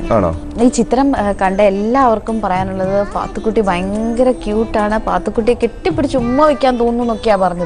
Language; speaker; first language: Malayalam; native; Malayalam